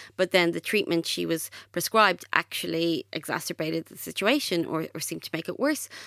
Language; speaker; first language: English; native; English